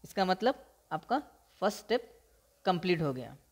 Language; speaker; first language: Hindi; non-native, local second language; Telugu